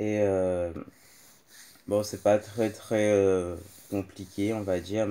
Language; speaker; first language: French; native; French